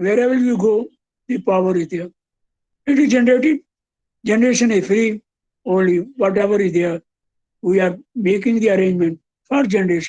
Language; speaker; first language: English; non-native, local second language; Hindi